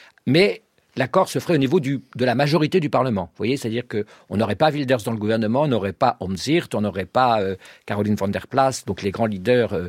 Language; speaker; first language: French; native; French